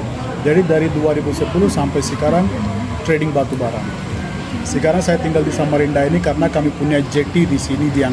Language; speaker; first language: Indonesian; non-native, fluent; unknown